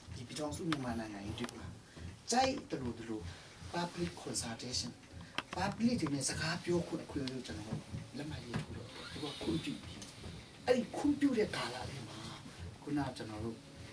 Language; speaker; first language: Burmese; non-native, local second language; Tedim Chin